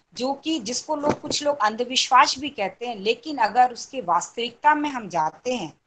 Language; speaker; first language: Hindi; native; Hindi